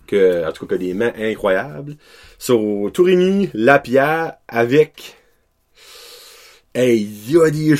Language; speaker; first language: French; native; French